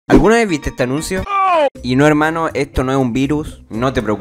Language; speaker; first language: Spanish; native; Spanish